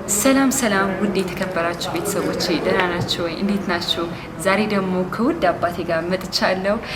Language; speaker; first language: Amharic; early bilingual, heritage; Amharic